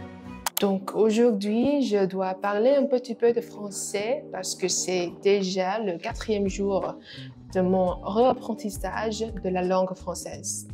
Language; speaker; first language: French; non-native, learner; Vietnamese